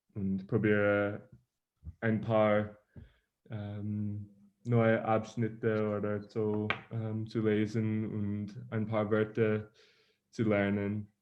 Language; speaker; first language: German; non-native, learner; English